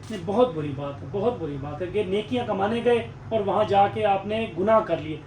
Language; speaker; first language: Urdu; non-native, local second language; Saraiki